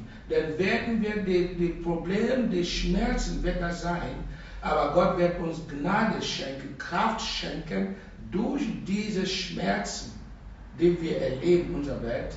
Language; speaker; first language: German; non-native, learner; Russian